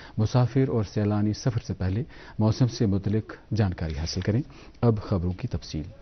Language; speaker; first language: Hindi; non-native, local second language; Kashmiri